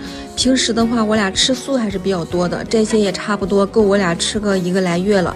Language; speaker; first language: Chinese; native; Chinese